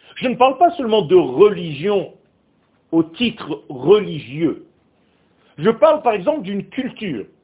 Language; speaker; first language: French; non-native, fluent; Hebrew